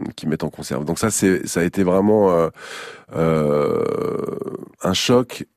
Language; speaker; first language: French; native; French